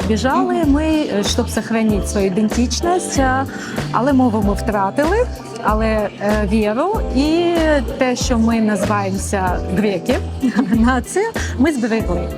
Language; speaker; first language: Ukrainian; non-native, local second language; Russian